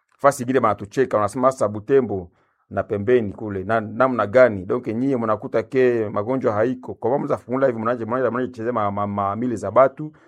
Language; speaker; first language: Swahili; non-native, local second language; Nande